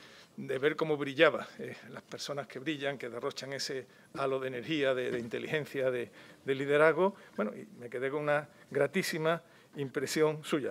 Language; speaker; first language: Spanish; native; Spanish